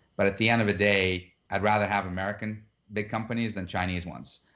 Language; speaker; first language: English; non-native, fluent; Russian